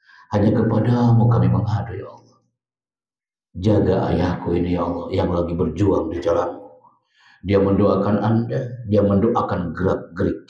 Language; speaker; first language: Indonesian; native; Indonesian